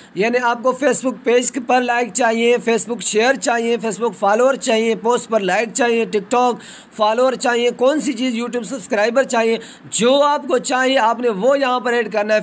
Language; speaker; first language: Hindi; non-native, local second language; Punjabi